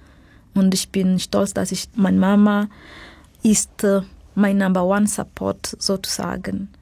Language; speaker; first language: German; non-native, fluent; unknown